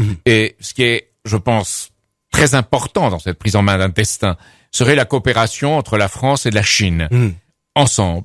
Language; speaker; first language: French; native; French